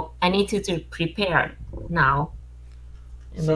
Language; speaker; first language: English; non-native, learner; Japanese